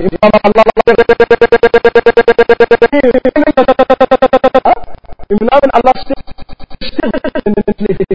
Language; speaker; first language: German; non-native, learner; Arabic